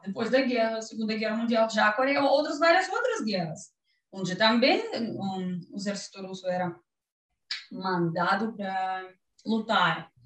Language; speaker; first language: Portuguese; non-native, learner; Russian